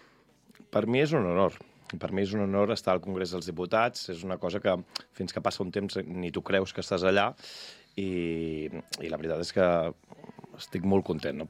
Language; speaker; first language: Catalan; native; Catalan